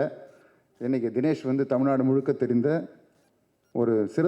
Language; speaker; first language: Tamil; native; Tamil